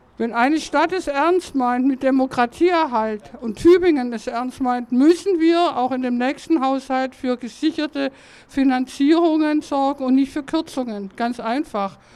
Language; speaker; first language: German; native; German